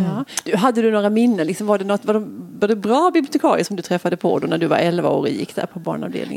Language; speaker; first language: Swedish; native; Swedish